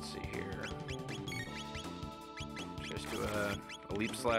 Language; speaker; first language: English; native; English